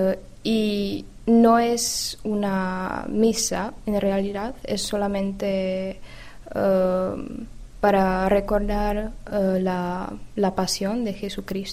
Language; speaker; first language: Spanish; non-native, fluent; Czech